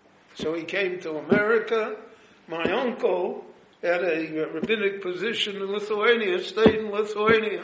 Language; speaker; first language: English; native; English